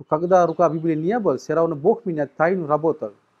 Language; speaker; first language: Russian; non-native, learner; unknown